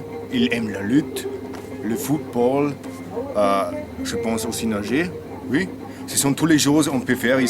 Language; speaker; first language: French; non-native, learner; German